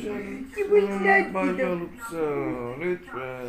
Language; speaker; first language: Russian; non-native, learner; Turkish